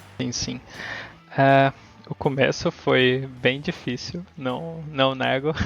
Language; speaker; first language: Portuguese; native; Portuguese